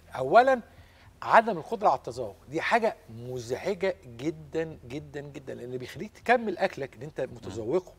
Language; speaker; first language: Arabic; native; Arabic